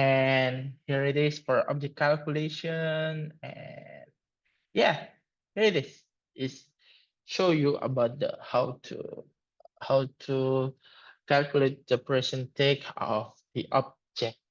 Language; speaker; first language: English; non-native, learner; Indonesian